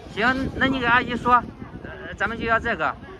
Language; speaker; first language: Chinese; native; Chinese